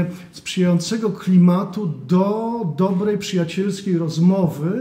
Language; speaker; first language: Polish; native; Polish